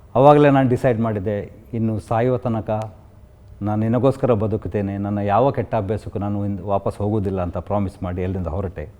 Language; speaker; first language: Kannada; non-native, local second language; Konkani